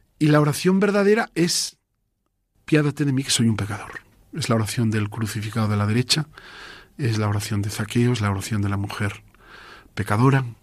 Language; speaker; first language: Spanish; native; Spanish